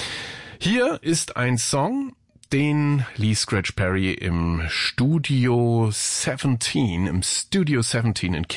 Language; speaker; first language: German; native; German